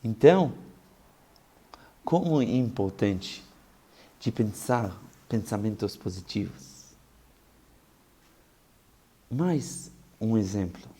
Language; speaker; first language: Portuguese; non-native, fluent; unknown